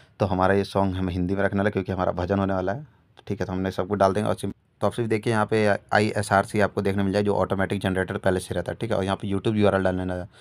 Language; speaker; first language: Hindi; native; Hindi